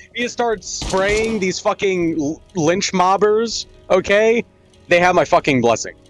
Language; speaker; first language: English; native; English